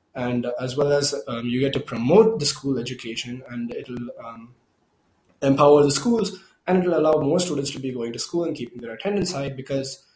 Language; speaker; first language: English; non-native, local second language; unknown